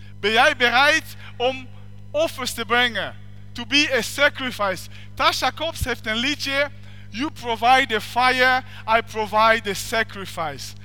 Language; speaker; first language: Dutch; non-native, fluent; French